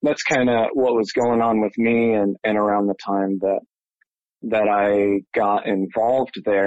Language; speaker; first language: English; native; English